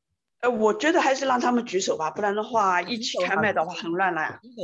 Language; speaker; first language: Chinese; native; Chinese